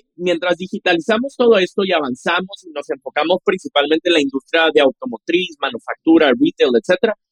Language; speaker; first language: Spanish; native; Spanish